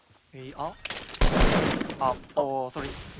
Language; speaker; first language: English; non-native, learner; Japanese